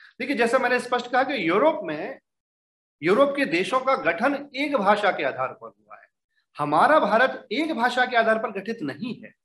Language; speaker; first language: Hindi; native; Hindi